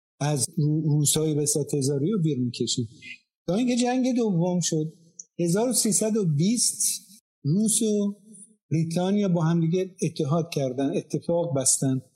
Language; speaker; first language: Persian; non-native, local second language; Azerbaijani